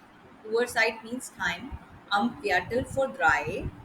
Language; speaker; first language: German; non-native, learner; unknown